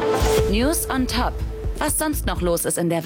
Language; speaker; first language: German; native; German